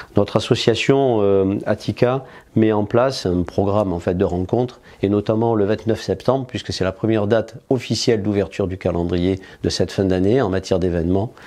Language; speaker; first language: French; native; French